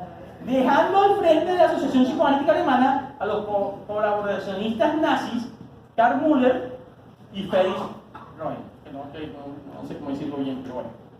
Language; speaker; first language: Spanish; native; Spanish